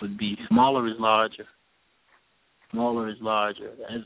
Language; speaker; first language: English; native; English